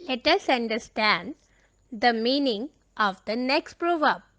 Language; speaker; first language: English; non-native, local second language; Punjabi